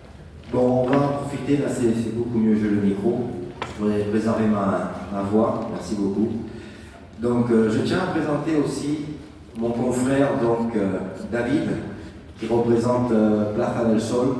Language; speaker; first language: French; non-native, fluent; Spanish